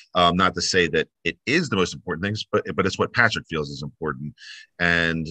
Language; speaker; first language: English; native; English